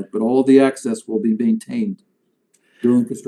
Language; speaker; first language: English; native; English